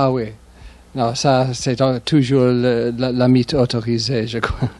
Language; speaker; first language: French; non-native, fluent; English